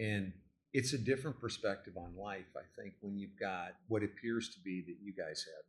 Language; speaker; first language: English; native; English